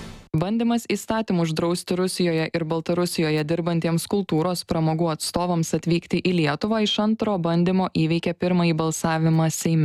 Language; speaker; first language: Lithuanian; native; Lithuanian